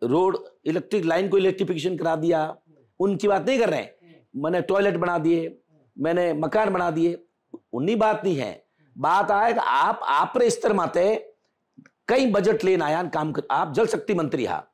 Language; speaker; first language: Hindi; native; Hindi